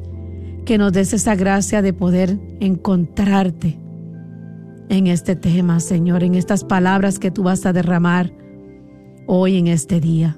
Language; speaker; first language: Spanish; native; Spanish